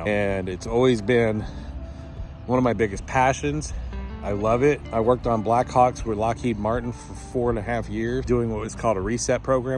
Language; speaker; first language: English; native; English